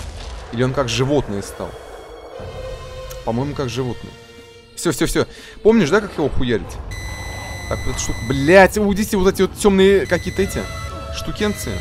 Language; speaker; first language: Russian; native; Russian